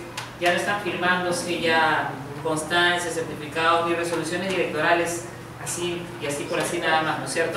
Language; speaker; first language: Spanish; native; Spanish